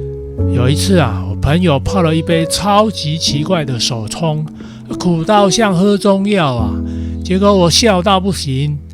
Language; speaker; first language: Chinese; native; Chinese